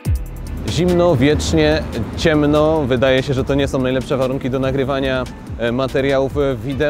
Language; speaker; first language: Polish; native; Polish